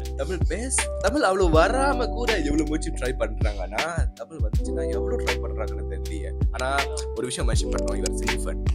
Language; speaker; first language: Tamil; early bilingual, heritage; Tamil